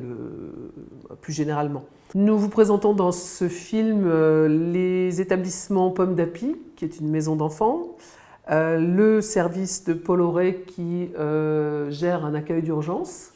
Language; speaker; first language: French; native; French